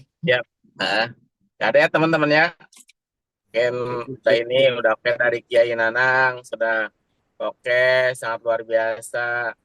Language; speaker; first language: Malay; non-native, local second language; Sundanese